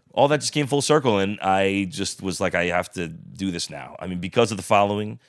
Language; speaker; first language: English; native; English